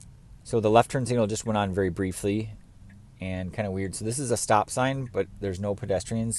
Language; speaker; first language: English; native; English